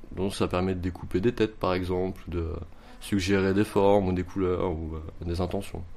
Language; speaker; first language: French; native; French